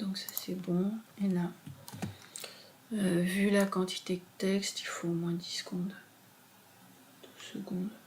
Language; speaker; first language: French; native; French